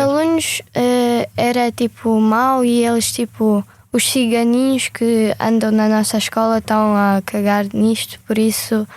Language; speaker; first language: Portuguese; early bilingual, other home language; Ukrainian